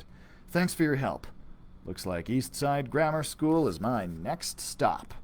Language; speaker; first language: English; native; English